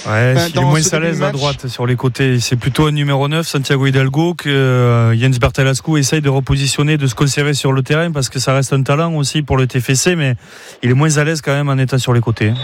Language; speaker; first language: French; native; French